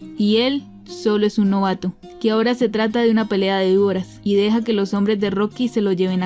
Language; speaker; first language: Spanish; native; Spanish